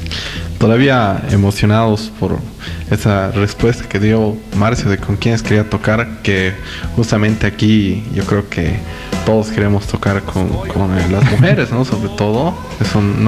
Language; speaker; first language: Spanish; native; Spanish